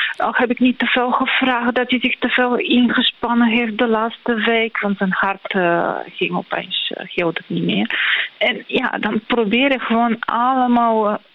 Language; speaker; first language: Dutch; non-native, fluent; Bulgarian